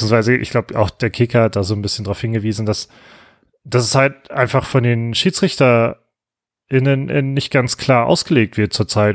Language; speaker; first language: German; native; German